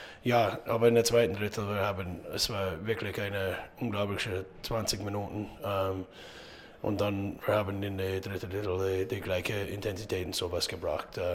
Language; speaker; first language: German; non-native, learner; English